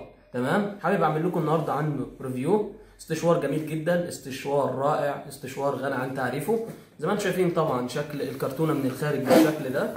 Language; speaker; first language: Arabic; native; Arabic